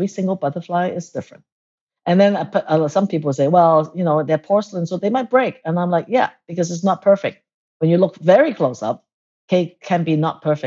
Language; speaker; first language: English; non-native, local second language; Cantonese